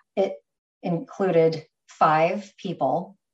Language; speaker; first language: English; native; English